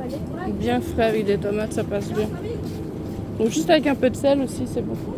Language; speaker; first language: French; native; French